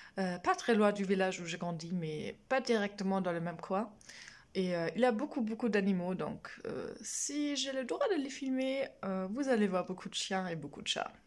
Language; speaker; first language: French; non-native, fluent; German